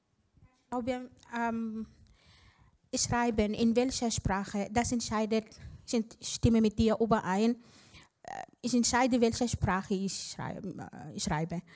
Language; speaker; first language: German; non-native, fluent; Arabic